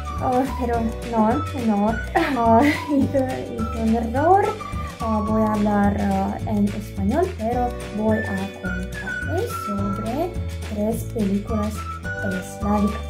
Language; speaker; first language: Spanish; non-native, fluent; Russian